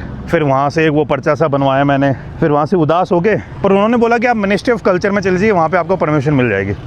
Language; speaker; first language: Hindi; native; Hindi